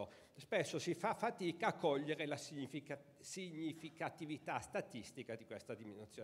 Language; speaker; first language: Italian; native; Italian